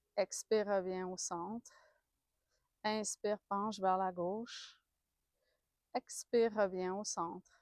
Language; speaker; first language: French; native; French